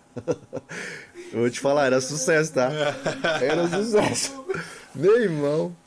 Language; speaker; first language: Portuguese; native; Portuguese